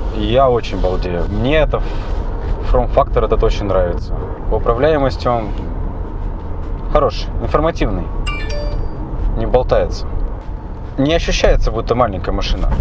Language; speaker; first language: Russian; native; Russian